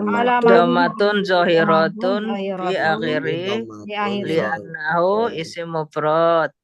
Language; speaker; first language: Arabic; non-native, learner; Indonesian